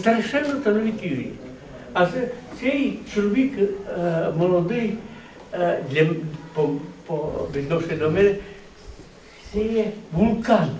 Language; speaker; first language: Ukrainian; native; Ukrainian